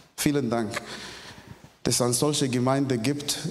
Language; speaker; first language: German; non-native, fluent; Arabic